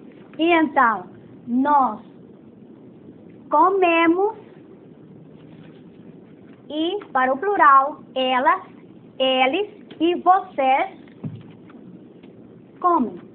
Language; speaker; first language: Portuguese; non-native, fluent; Spanish